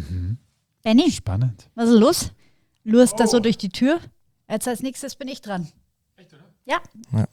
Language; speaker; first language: German; native; German